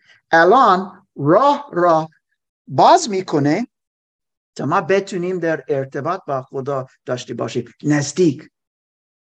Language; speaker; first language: Persian; non-native, fluent; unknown